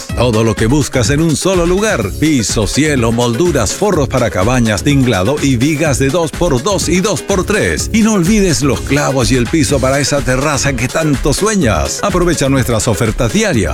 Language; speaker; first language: Spanish; native; Spanish